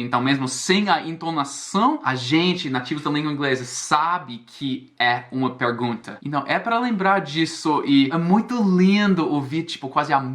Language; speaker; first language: Portuguese; non-native, fluent; English